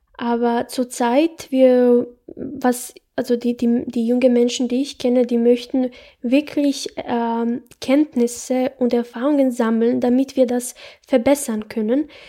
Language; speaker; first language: German; non-native, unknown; Bosnian